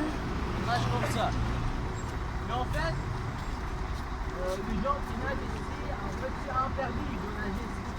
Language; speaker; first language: French; non-native, learner; Arabic